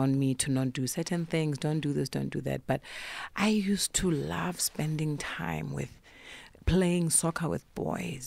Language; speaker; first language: English; non-native, local second language; Northern Sotho